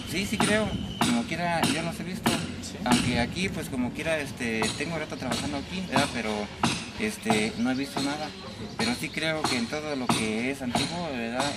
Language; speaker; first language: Spanish; native; Spanish